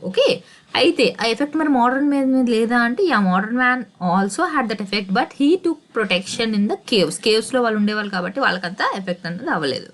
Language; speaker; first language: Telugu; native; Telugu